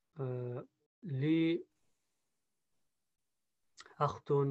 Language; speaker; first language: Arabic; non-native, learner; English